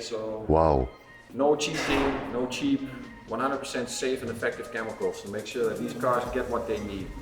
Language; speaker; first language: English; non-native, learner; Italian